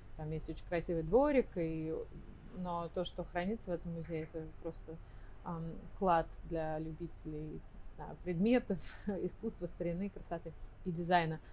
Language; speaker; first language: Russian; native; Russian